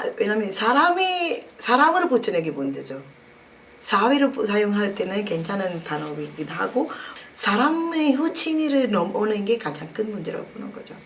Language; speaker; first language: Korean; non-native, fluent; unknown